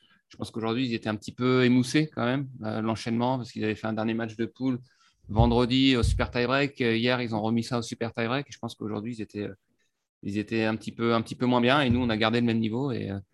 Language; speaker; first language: French; native; French